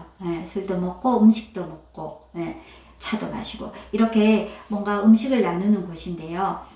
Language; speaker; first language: Korean; native; Korean